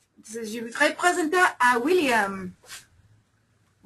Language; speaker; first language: French; non-native, learner; English